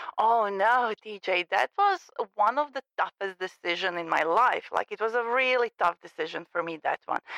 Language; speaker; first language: English; non-native, fluent; Croatian